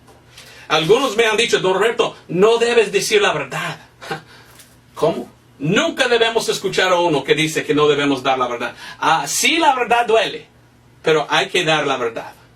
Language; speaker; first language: Spanish; non-native, fluent; English